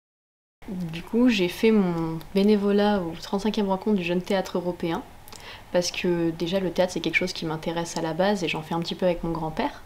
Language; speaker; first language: French; native; French